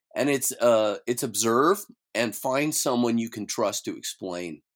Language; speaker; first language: English; native; English